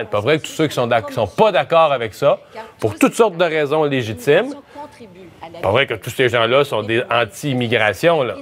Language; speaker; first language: French; native; French